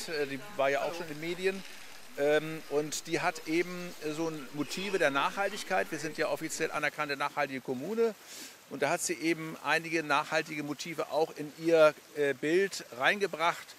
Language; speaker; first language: German; native; German